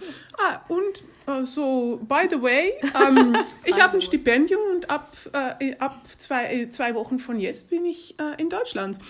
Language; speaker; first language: German; non-native, fluent; Dutch